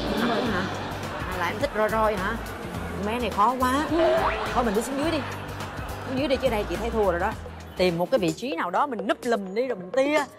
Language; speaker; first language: Vietnamese; native; Vietnamese